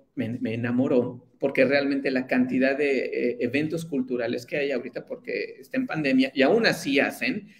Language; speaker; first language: Spanish; native; Spanish